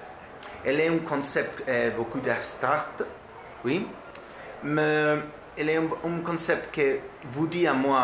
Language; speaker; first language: French; non-native, learner; Spanish